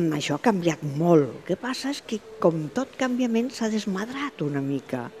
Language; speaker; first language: Catalan; non-native, local second language; Spanish